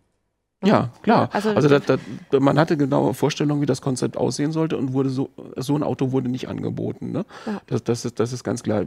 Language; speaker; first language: German; native; German